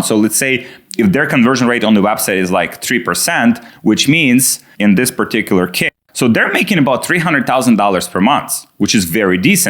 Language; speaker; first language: English; non-native, fluent; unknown